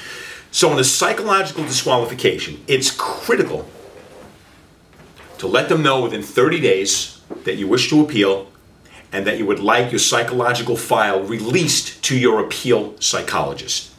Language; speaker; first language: English; native; English